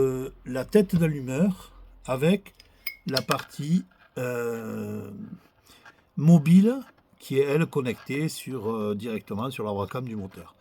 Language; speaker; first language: French; native; French